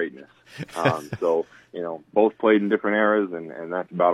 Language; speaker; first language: English; native; English